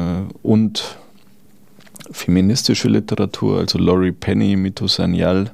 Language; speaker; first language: German; native; German